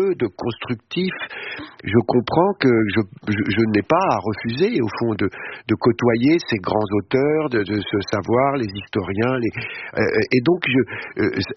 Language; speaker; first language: French; native; French